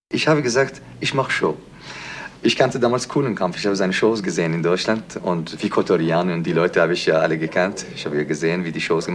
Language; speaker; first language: German; non-native, fluent; Persian